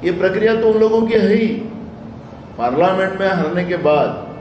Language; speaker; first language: Hindi; non-native, local second language; Marathi